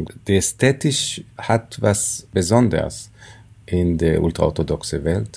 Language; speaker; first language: German; non-native, fluent; Hebrew